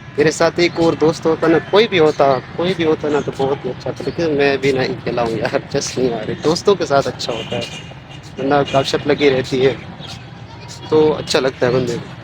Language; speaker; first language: Urdu; non-native, local second language; Saraiki